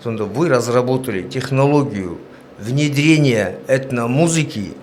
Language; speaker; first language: Russian; non-native, local second language; Kazakh